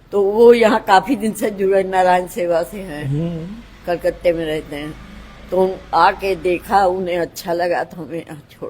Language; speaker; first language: Hindi; native; Hindi